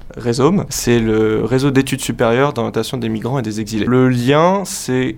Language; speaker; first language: French; native; French